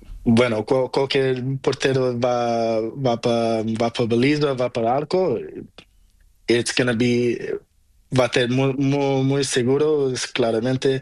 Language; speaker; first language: Spanish; non-native, learner; Portuguese